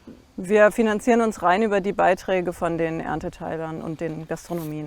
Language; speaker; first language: German; native; German